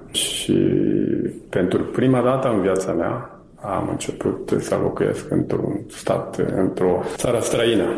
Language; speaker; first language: Romanian; non-native, fluent; Japanese